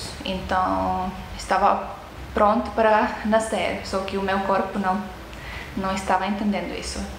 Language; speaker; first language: Portuguese; non-native, fluent; Estonian